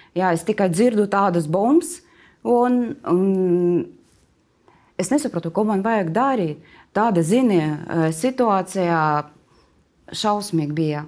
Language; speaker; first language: Latvian; non-native, learner; Russian